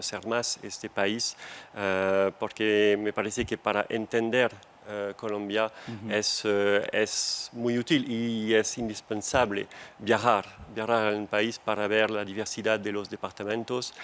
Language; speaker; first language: Spanish; non-native, fluent; French